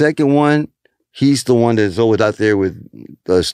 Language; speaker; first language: English; early bilingual, other home language; Spanish